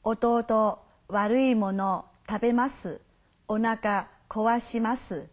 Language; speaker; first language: Japanese; non-native, fluent; Chinese